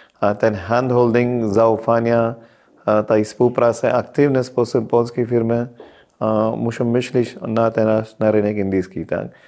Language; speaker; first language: Polish; non-native, fluent; Hindi